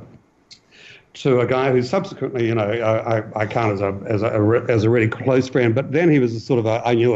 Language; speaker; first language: English; native; English